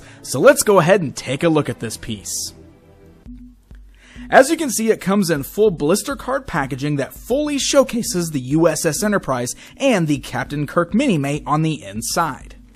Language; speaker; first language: English; native; English